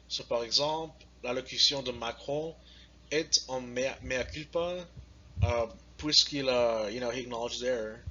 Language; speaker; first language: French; non-native, learner; English